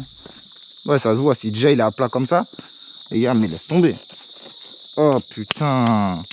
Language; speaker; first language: French; native; French